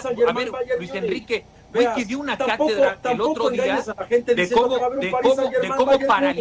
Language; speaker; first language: Spanish; native; Spanish